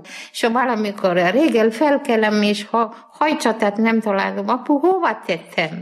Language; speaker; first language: Hungarian; non-native, fluent; Malayalam